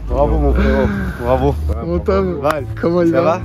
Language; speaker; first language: French; native; French